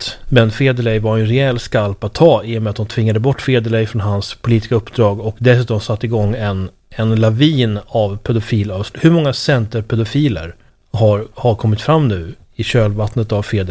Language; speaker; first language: Swedish; native; Swedish